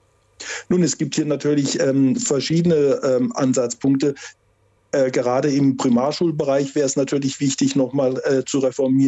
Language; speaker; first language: German; native; German